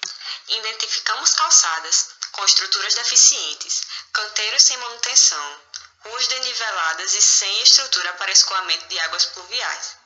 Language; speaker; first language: Portuguese; native; Portuguese